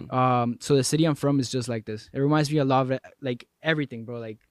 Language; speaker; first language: English; early bilingual, other home language; Spanish